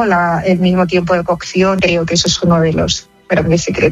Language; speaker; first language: Spanish; native; Spanish